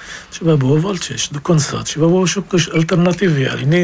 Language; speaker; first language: Polish; non-native, fluent; Arabic